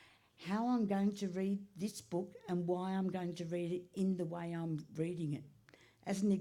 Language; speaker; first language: English; native; English